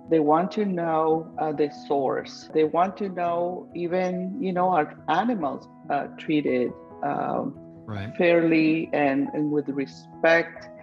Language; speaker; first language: English; non-native, fluent; Spanish